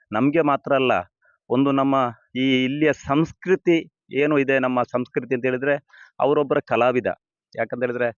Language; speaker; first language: Kannada; non-native, local second language; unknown